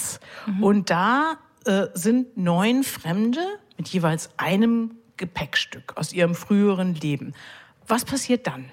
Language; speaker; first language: German; native; German